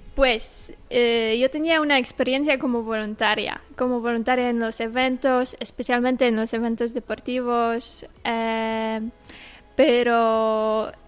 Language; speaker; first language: Spanish; non-native, learner; Polish